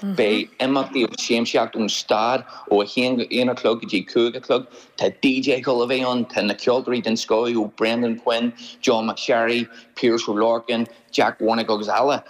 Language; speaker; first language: Irish; non-native, local second language; English